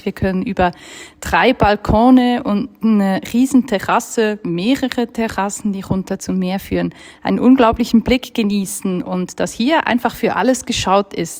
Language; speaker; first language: German; native; German